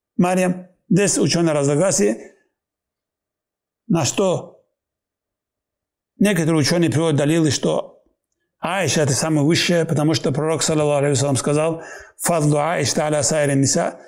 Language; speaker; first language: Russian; non-native, local second language; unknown